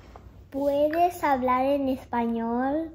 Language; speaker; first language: Spanish; early bilingual, heritage; Japanese